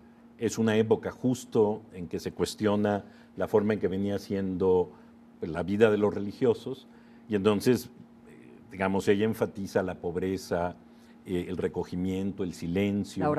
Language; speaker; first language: Spanish; native; Spanish